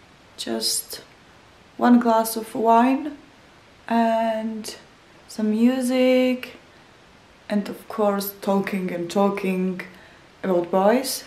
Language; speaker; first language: English; non-native, learner; Czech